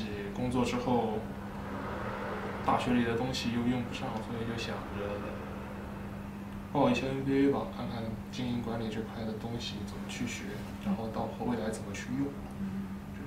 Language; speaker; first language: Chinese; native; Chinese